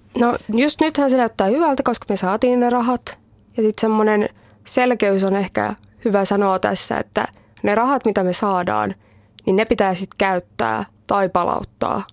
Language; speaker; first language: Finnish; early bilingual, heritage; Finnish